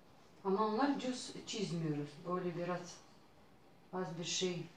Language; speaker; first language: Turkish; non-native, learner; Russian